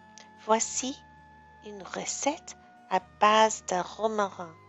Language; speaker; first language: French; non-native, learner; English